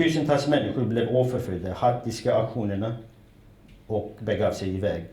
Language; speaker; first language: Swedish; non-native, fluent; Kurdish